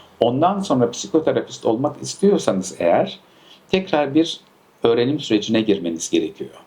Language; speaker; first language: Turkish; early bilingual, heritage; Turkish